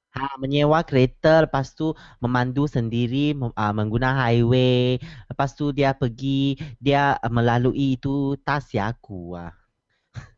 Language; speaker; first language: Malay; non-native, local second language; Chinese